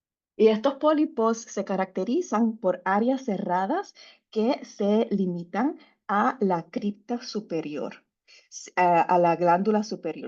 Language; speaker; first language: Spanish; native; Spanish